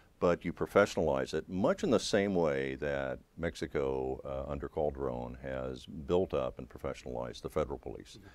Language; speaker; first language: English; native; English